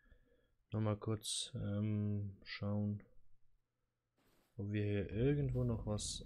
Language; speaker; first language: German; native; German